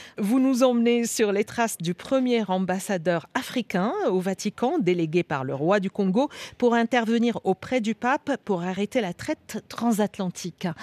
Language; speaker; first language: French; native; French